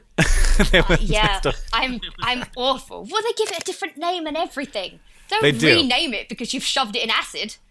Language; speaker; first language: English; native; English